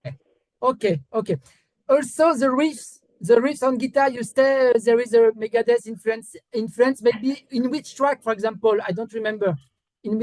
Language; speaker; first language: English; non-native, learner; French